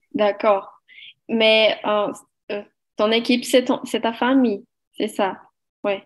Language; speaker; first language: French; non-native, learner; Portuguese